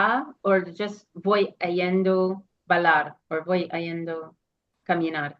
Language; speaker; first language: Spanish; non-native, learner; English